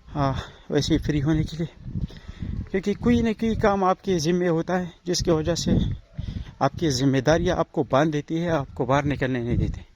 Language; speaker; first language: Urdu; non-native, local second language; Pashto